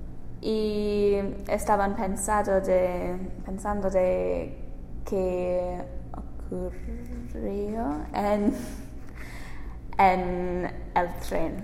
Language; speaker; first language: Spanish; non-native, learner; English